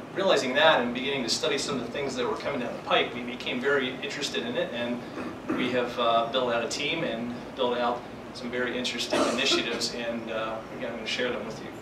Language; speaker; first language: English; native; English